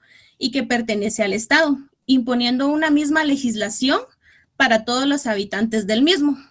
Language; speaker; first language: Spanish; native; Spanish